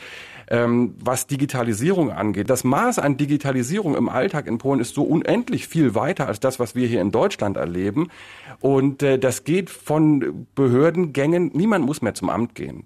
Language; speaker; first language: German; native; German